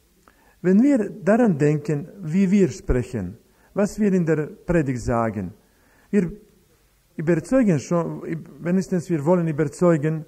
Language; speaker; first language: German; non-native, fluent; Croatian